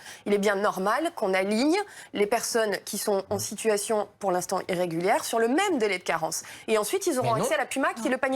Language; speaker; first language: French; native; French